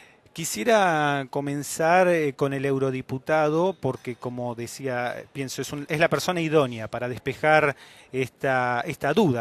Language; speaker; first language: Spanish; native; Spanish